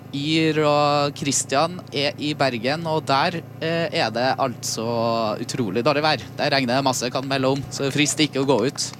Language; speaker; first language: Norwegian; native; Norwegian